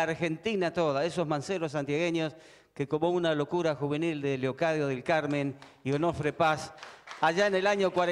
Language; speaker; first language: Spanish; native; Spanish